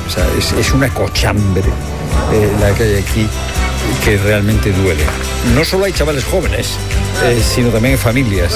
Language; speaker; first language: Spanish; native; Spanish